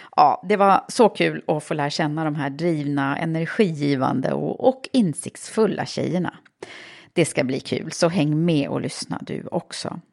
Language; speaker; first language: Swedish; native; Swedish